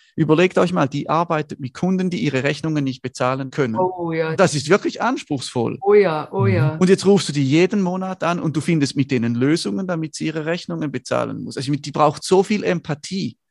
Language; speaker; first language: German; native; German